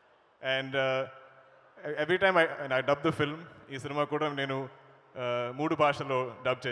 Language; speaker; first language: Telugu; non-native, learner; Malayalam